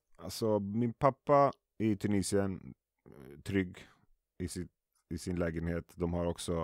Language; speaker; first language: Swedish; early bilingual, other home language; Arabic